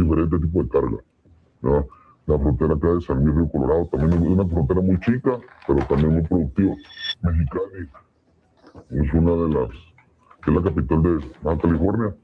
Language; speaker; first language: Spanish; native; Spanish